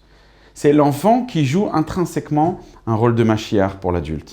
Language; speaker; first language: French; native; French